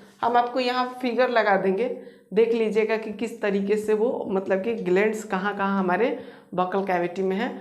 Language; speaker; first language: Hindi; native; Hindi